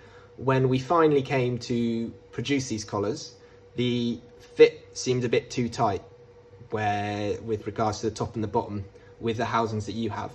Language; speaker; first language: English; native; English